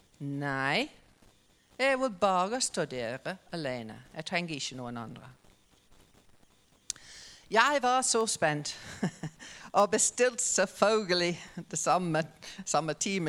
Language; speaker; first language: Norwegian; non-native, fluent; English